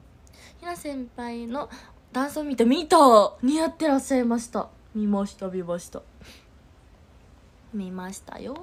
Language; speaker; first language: Japanese; native; Japanese